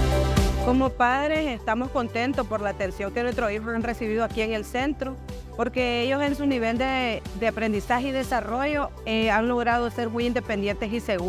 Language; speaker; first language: Spanish; native; Spanish